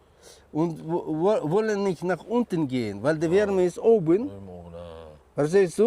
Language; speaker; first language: German; non-native, learner; Russian